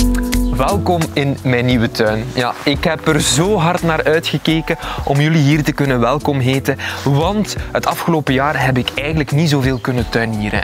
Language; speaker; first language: Dutch; native; Dutch